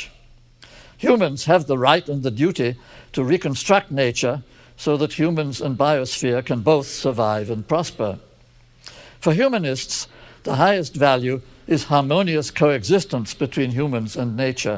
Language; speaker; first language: English; native; English